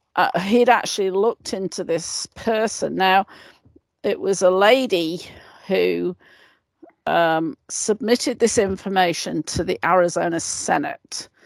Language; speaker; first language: English; native; English